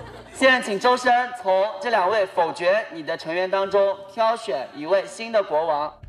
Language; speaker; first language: Chinese; native; Chinese